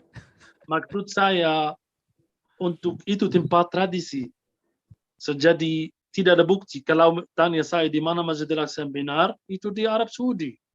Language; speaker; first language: Indonesian; non-native, fluent; Arabic